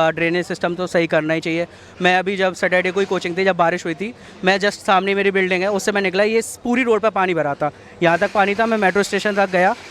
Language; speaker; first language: Hindi; native; Hindi